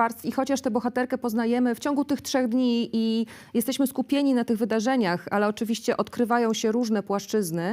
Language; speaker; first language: Polish; native; Polish